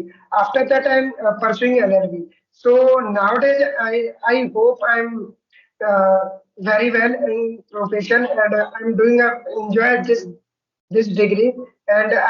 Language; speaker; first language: English; non-native, learner; Hindi